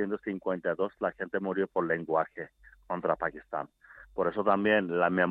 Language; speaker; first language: Spanish; non-native, learner; Bangla